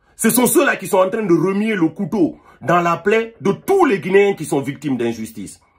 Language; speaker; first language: French; non-native, local second language; Fula